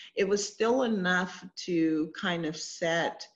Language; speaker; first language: English; native; English